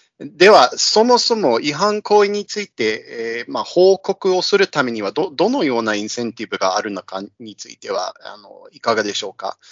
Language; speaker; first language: Japanese; non-native, fluent; English